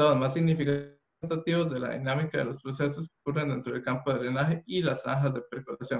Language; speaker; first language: Spanish; native; Spanish